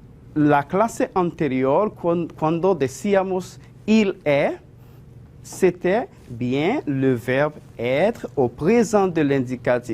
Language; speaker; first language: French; non-native, fluent; Spanish